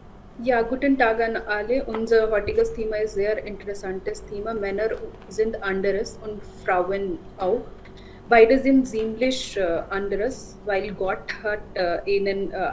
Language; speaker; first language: German; non-native, learner; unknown